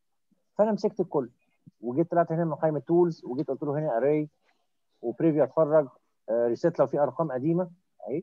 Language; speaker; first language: Arabic; native; Arabic